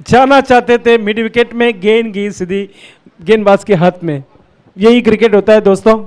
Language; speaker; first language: Hindi; non-native, local second language; Marathi